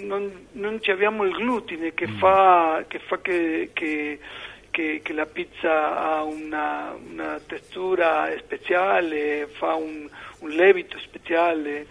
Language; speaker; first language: Italian; non-native, learner; Spanish